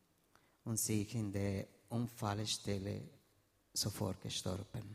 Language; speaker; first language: German; non-native, fluent; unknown